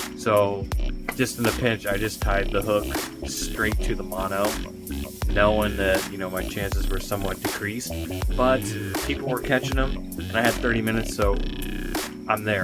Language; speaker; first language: English; native; English